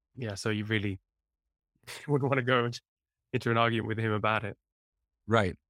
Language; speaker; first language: English; native; English